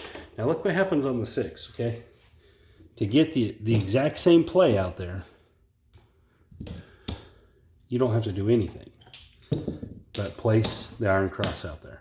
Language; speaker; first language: English; native; English